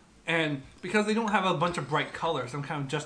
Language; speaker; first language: English; native; English